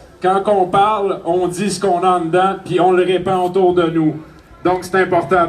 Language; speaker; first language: French; native; French